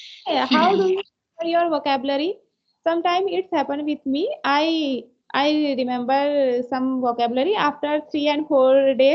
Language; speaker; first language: English; non-native, learner; Hindi